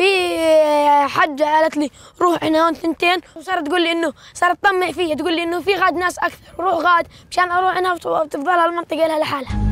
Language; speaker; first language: Arabic; native; Arabic